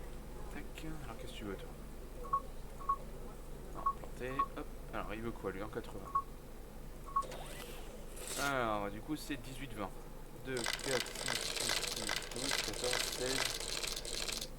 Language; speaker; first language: French; native; French